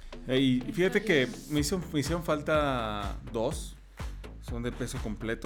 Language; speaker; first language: Spanish; native; Spanish